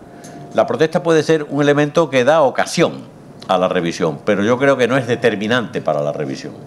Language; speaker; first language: Spanish; native; Spanish